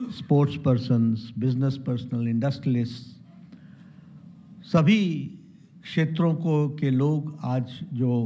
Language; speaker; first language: Hindi; native; Hindi